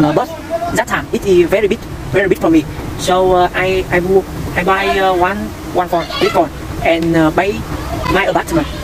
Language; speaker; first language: English; non-native, learner; Vietnamese